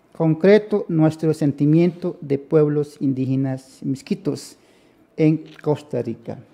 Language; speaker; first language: Spanish; non-native, local second language; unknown